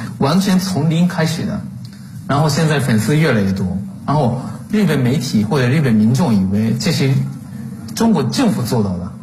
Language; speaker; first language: Chinese; non-native, fluent; Japanese